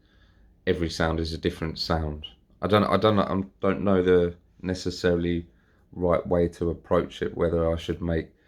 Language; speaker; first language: English; native; English